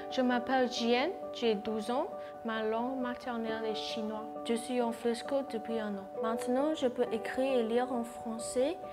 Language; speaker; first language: French; non-native, learner; Chinese